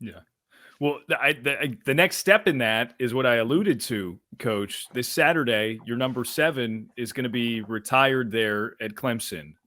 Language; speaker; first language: English; native; English